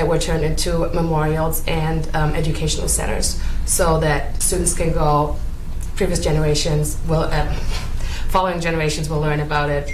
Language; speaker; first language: English; non-native, fluent; German